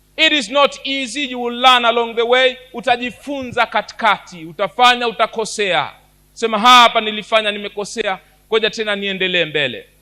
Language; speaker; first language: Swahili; native; Swahili